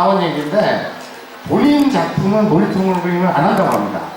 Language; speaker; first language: Korean; native; Korean